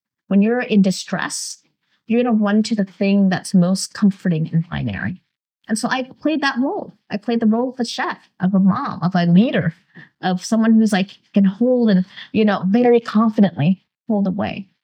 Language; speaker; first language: English; early bilingual, other home language; Vietnamese